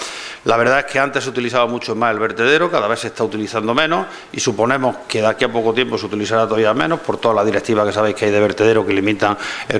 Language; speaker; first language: Spanish; native; Spanish